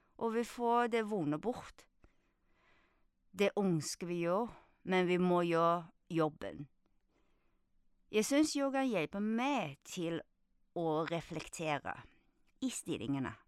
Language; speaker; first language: Norwegian; non-native, fluent; Chinese